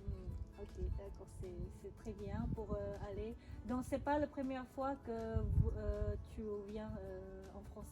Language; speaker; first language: French; non-native, learner; Indonesian